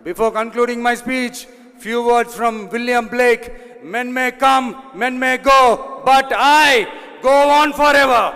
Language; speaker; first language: English; non-native, local second language; Tamil